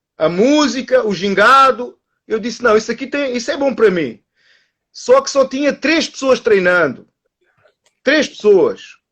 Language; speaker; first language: Portuguese; early bilingual, other home language; Kabuverdianu